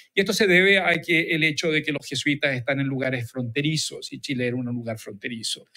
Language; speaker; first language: Spanish; native; Spanish